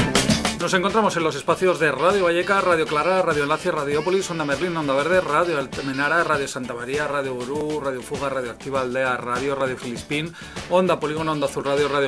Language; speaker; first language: Spanish; native; Spanish